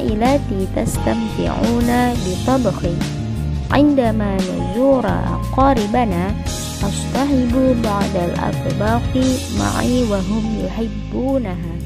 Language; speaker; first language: Arabic; non-native, learner; Indonesian